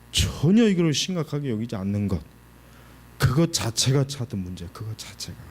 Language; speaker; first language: Korean; native; Korean